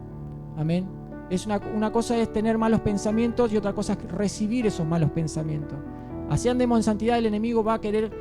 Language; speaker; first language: Spanish; native; Spanish